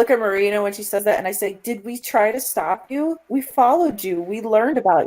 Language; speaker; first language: English; native; English